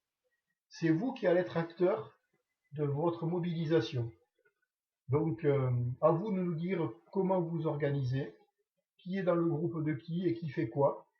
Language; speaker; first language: French; native; French